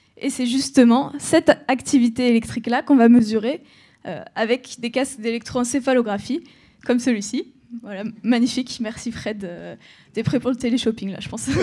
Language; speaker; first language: French; native; French